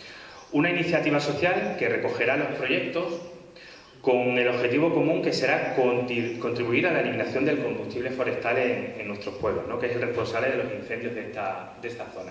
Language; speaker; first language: Spanish; native; Spanish